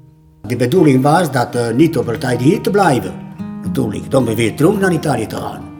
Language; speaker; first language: Dutch; non-native, learner; Italian